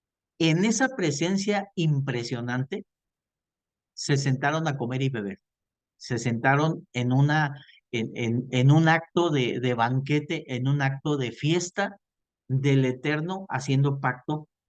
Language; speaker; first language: Spanish; native; Spanish